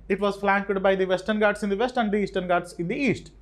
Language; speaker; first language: English; non-native, local second language; Telugu